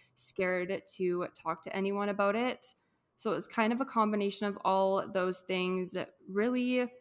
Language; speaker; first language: English; native; English